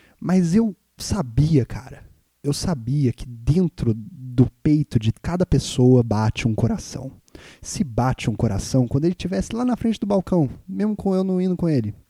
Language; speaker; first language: Portuguese; native; Portuguese